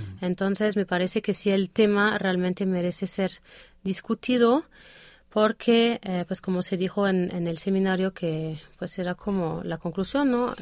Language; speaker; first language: Spanish; non-native, fluent; French